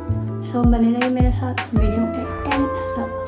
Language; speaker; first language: Hindi; non-native, local second language; Bangla